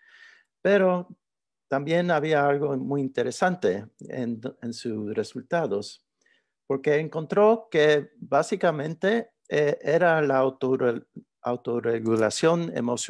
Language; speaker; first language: Spanish; early bilingual, heritage; Spanish